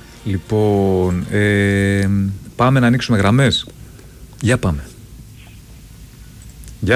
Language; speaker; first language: Greek; native; Greek